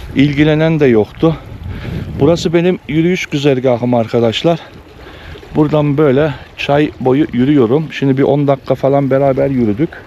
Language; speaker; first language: Turkish; early bilingual, heritage; Turkish